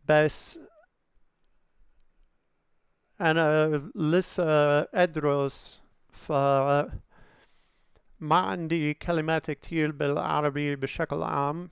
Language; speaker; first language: Arabic; non-native, learner; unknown